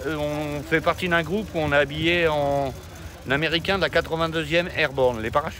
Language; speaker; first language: French; native; French